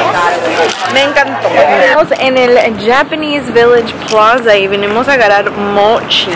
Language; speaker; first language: Spanish; early bilingual, heritage; Spanish